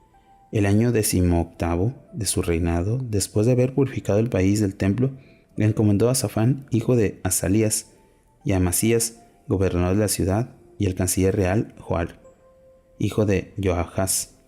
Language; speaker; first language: Spanish; native; Spanish